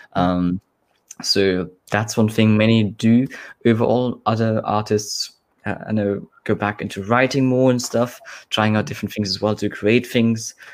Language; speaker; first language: English; non-native, fluent; German